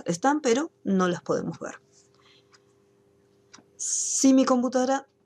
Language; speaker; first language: Spanish; native; Spanish